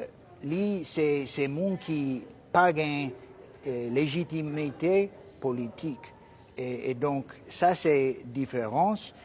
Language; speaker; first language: Haitian Creole; non-native, fluent; English